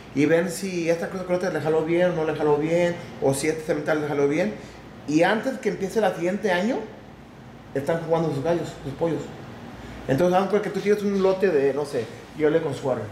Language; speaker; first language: Spanish; early bilingual, heritage; Spanish